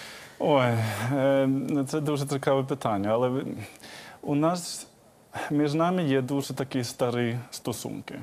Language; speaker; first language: Ukrainian; non-native, fluent; Swedish